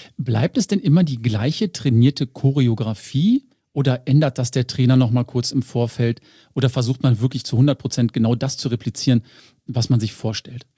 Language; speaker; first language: German; native; German